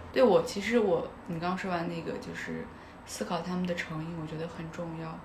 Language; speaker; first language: Chinese; non-native, local second language; Kazakh